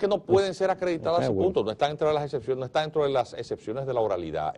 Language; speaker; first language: Spanish; native; Spanish